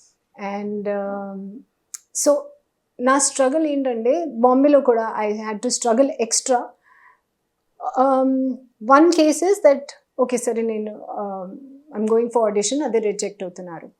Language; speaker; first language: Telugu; non-native, learner; Hindi